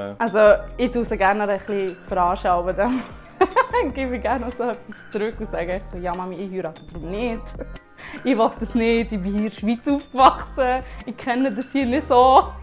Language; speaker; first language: German; early bilingual, other home language; Albanian